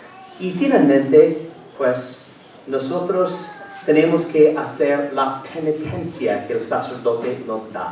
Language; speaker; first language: Spanish; non-native, fluent; English